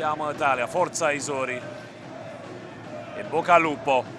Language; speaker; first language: Italian; non-native, learner; English